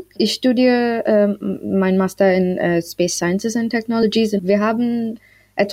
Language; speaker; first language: German; non-native, learner; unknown